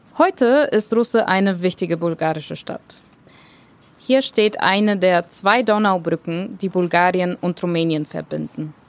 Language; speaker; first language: German; non-native, fluent; Bulgarian